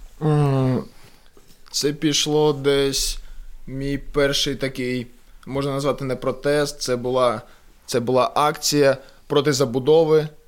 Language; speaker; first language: Ukrainian; non-native, local second language; Russian